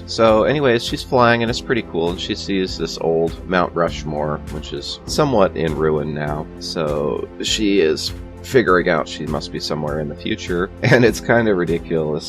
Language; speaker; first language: English; native; English